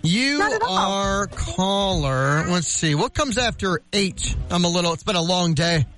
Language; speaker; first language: English; native; English